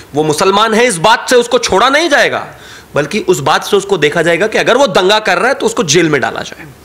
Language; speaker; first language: Hindi; native; Hindi